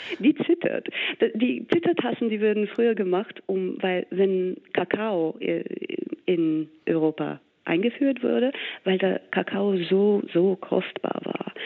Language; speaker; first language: German; non-native, fluent; English